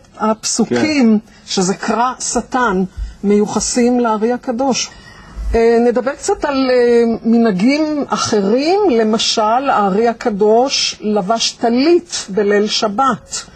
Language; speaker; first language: Hebrew; native; Hebrew